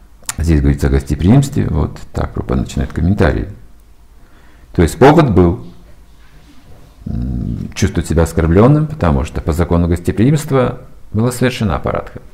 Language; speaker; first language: Russian; native; Russian